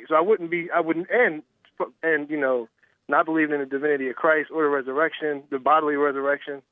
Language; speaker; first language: English; native; English